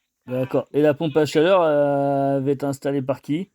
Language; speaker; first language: French; native; French